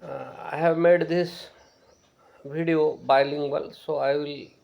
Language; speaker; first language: English; non-native, local second language; Marathi